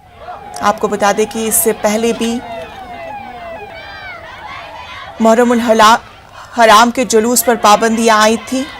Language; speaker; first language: Hindi; native; Hindi